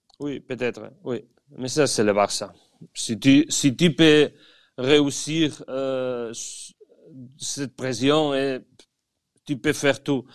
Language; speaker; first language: French; non-native, fluent; Spanish